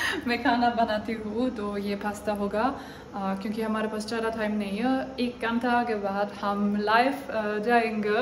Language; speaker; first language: Hindi; non-native, learner; German